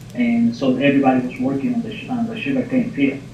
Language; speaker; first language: English; non-native, fluent; Spanish